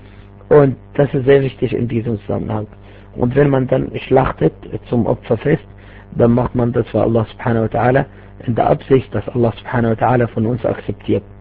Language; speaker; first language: German; non-native, fluent; Arabic